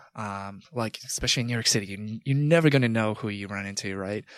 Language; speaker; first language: English; native; English